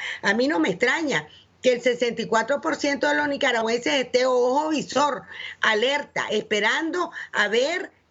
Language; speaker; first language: Spanish; native; Spanish